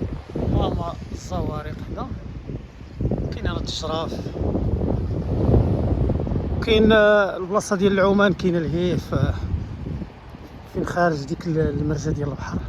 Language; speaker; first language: Arabic; native; Arabic